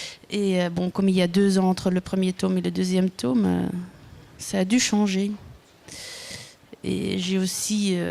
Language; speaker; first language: French; non-native, local second language; Dutch